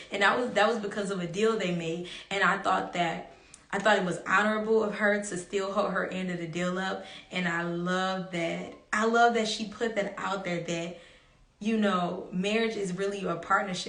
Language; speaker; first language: English; native; English